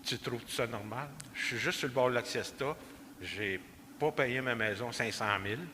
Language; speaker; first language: French; native; French